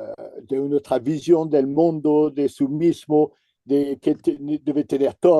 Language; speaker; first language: Spanish; non-native, fluent; French